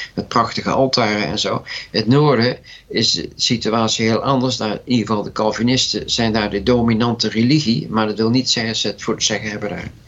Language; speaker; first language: Dutch; native; Dutch